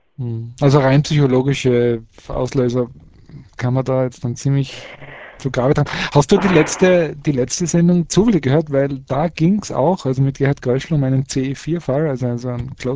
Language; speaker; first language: German; early bilingual, other home language; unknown